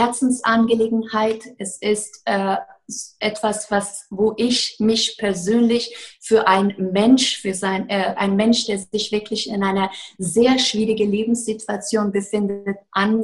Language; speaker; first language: German; non-native, fluent; Persian